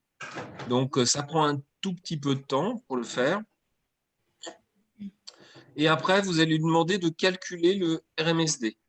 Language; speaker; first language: French; native; French